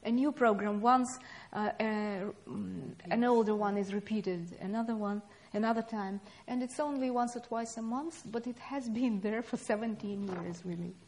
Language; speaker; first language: English; non-native, fluent; Russian